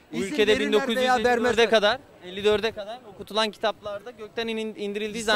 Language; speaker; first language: Turkish; native; Turkish